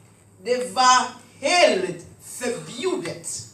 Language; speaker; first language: Swedish; non-native, fluent; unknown